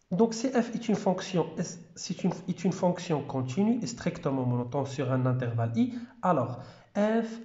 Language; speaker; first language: French; non-native, local second language; Arabic